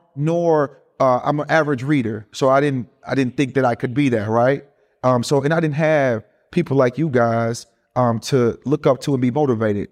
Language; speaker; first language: English; early bilingual, other home language; Spanish